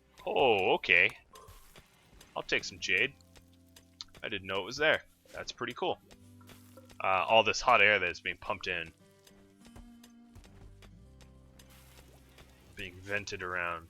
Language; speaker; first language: English; native; English